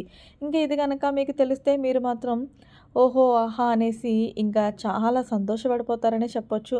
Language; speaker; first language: Telugu; native; Telugu